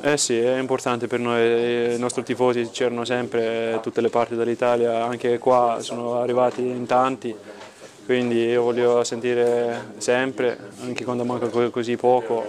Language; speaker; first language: Italian; non-native, fluent; Icelandic